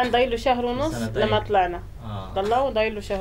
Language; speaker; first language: Arabic; native; Arabic